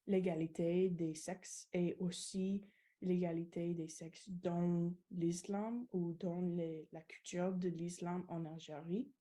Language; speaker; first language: French; non-native, learner; English